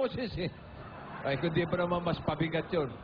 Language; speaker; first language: Filipino; native; Filipino